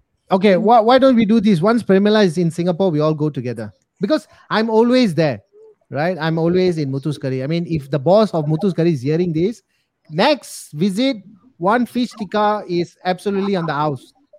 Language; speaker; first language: English; non-native, local second language; Tamil